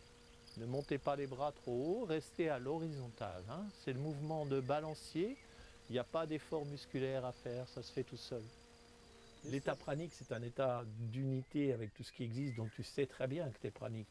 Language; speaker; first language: French; native; French